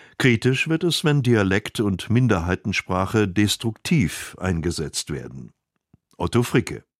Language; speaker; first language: German; native; German